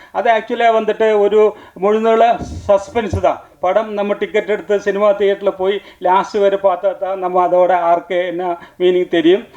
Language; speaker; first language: Tamil; non-native, learner; Malayalam